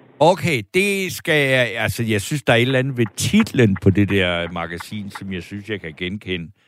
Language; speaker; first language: Danish; native; Danish